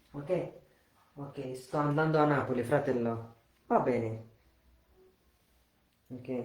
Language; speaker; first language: Italian; non-native, fluent; Bangla